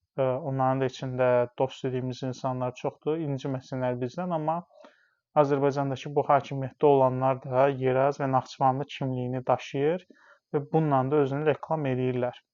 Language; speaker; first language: Azerbaijani; non-native, local second language; Talysh